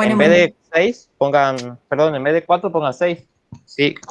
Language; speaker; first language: Spanish; native; Spanish